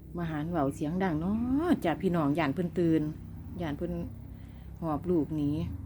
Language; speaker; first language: Thai; native; Thai